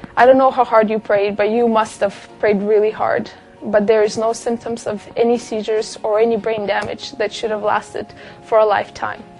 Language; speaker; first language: English; non-native, fluent; Russian